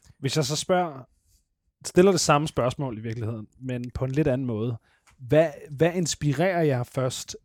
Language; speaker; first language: Danish; native; Danish